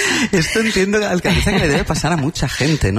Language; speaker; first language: Spanish; native; Spanish